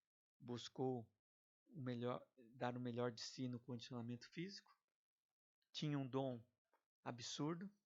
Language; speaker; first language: Portuguese; native; Portuguese